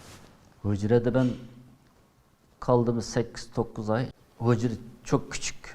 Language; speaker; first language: Turkish; non-native, learner; Uyghur